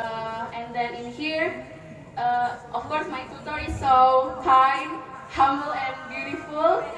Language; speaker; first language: English; non-native, learner; Indonesian